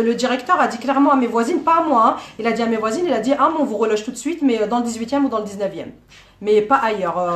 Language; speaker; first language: French; native; French